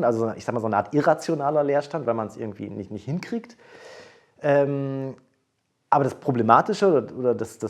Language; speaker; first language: German; native; German